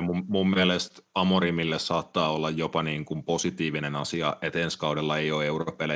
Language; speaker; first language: Finnish; native; Finnish